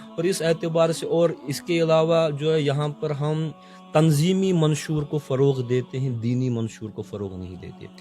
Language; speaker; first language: Urdu; non-native, local second language; Kashmiri